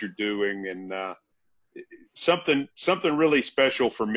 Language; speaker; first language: English; native; English